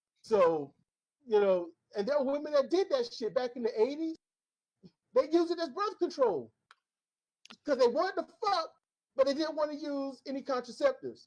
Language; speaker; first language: English; native; English